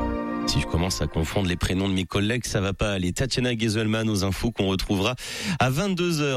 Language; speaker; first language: French; native; French